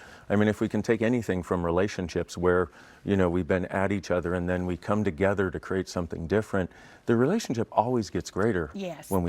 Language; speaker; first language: English; native; English